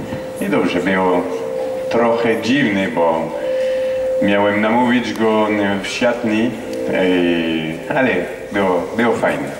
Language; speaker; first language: Polish; non-native, fluent; French